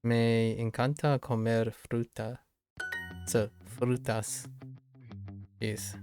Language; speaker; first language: Spanish; non-native, learner; English